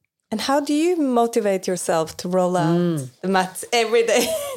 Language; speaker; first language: English; non-native, fluent; Norwegian